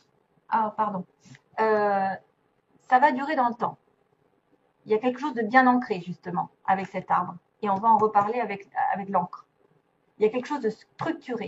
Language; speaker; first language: French; native; French